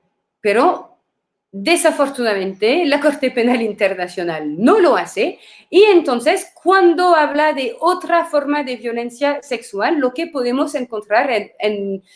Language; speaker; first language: Spanish; non-native, fluent; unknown